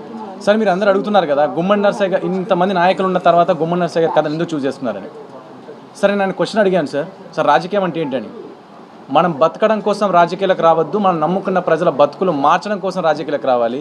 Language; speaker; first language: Telugu; native; Telugu